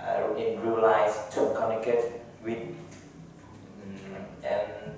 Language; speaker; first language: English; non-native, learner; Vietnamese